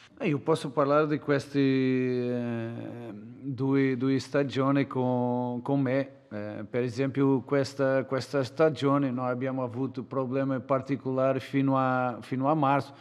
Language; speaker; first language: Italian; non-native, learner; Portuguese